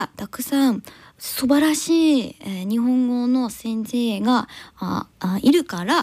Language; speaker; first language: Japanese; non-native, learner; English